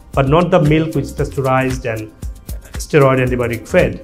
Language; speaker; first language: English; non-native, local second language; Bangla